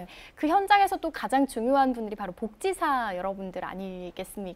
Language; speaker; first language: Korean; native; Korean